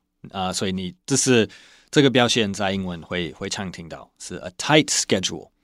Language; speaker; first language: Chinese; non-native, fluent; English